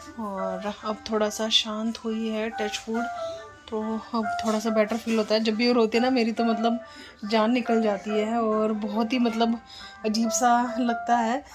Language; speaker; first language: Hindi; native; Hindi